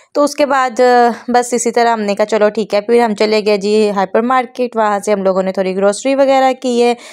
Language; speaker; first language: Urdu; non-native, local second language; Punjabi